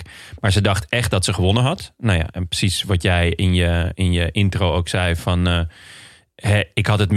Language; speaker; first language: Dutch; native; Dutch